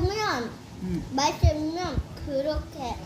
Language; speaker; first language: Korean; early bilingual, heritage; Korean